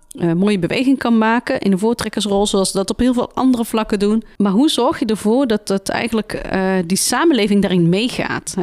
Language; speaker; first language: Dutch; early bilingual, other home language; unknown